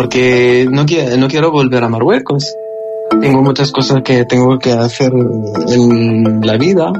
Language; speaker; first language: Spanish; non-native, learner; Arabic